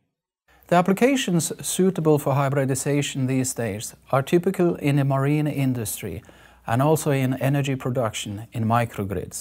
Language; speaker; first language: English; non-native, fluent; Norwegian